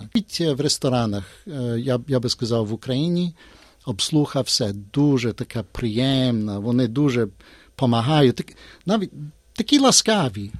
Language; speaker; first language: Ukrainian; early bilingual, heritage; Ukrainian